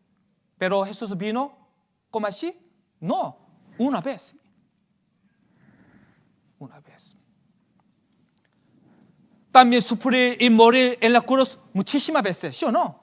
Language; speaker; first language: Spanish; non-native, fluent; Korean